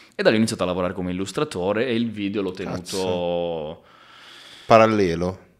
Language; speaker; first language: Italian; native; Italian